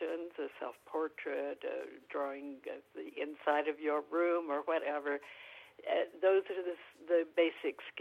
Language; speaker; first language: English; native; English